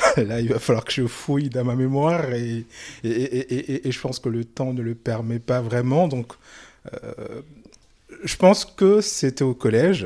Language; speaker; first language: French; non-native, local second language; Soninke